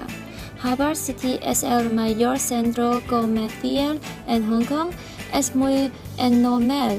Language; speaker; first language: Spanish; non-native, learner; Cantonese